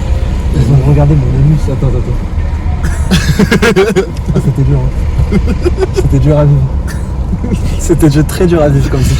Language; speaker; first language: French; native; French